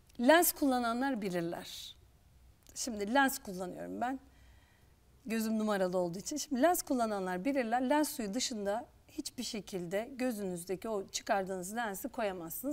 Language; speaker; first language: Turkish; native; Turkish